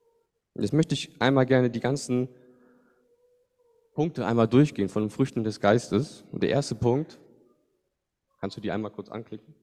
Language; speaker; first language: German; native; German